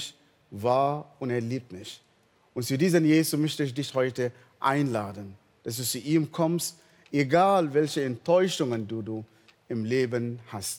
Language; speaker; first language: German; non-native, fluent; Arabic